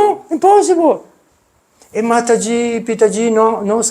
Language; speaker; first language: Hindi; non-native, learner; Italian